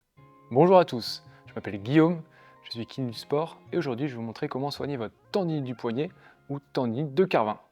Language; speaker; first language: French; native; French